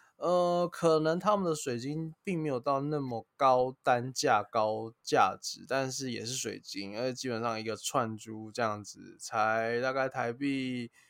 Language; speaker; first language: Chinese; native; Chinese